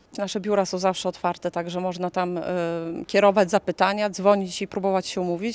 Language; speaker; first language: Polish; native; Polish